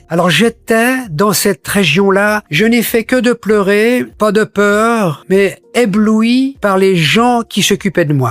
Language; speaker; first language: French; native; French